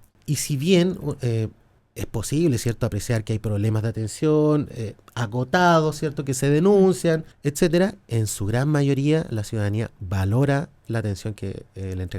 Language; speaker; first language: Spanish; native; Spanish